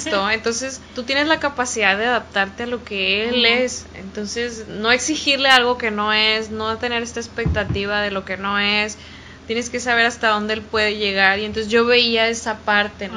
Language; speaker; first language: Spanish; native; Spanish